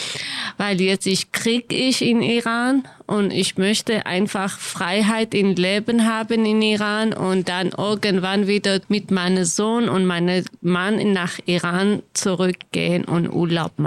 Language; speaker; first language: German; non-native, learner; Kurdish